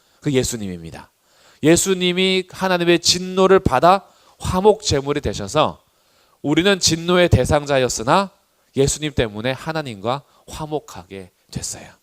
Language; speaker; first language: Korean; native; Korean